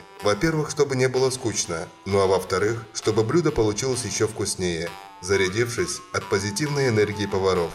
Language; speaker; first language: Russian; non-native, local second language; Kyrgyz